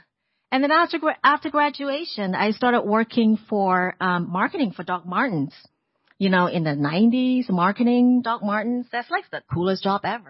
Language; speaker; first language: English; non-native, local second language; Cantonese